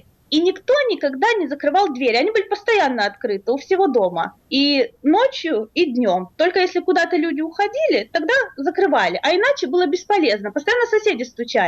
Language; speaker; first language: Russian; native; Russian